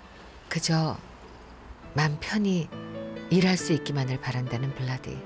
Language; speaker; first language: Korean; native; Korean